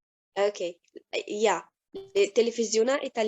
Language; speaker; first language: Spanish; non-native, learner; English